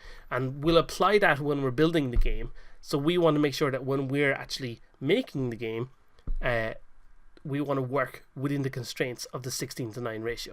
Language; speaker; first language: English; native; English